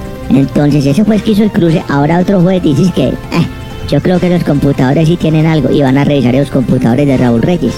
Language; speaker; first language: Spanish; native; Spanish